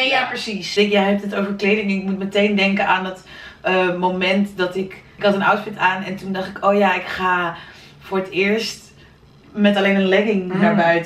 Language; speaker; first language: Dutch; native; Dutch